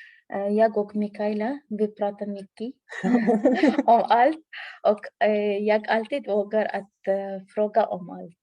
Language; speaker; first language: Swedish; non-native, learner; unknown